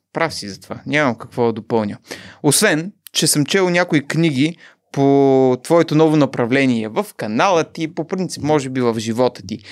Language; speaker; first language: Bulgarian; native; Bulgarian